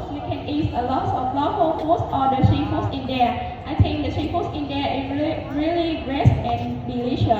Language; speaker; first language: English; non-native, learner; Vietnamese